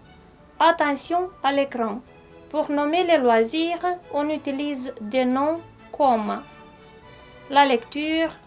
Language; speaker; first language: French; non-native, fluent; Romanian